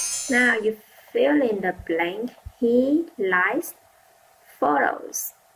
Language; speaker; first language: English; non-native, fluent; Vietnamese